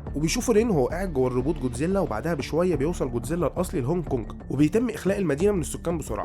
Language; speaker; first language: Arabic; native; Arabic